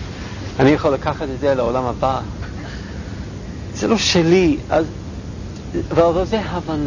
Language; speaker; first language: Hebrew; non-native, fluent; English